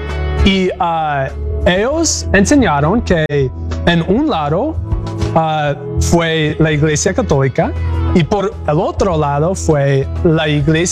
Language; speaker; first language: Spanish; non-native, learner; English